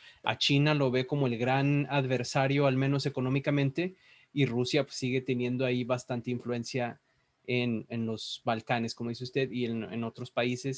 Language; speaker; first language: Spanish; native; Spanish